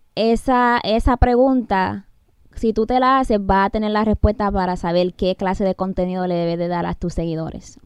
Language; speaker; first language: Spanish; early bilingual, heritage; Spanish